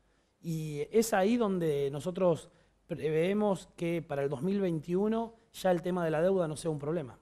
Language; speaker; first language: Spanish; native; Spanish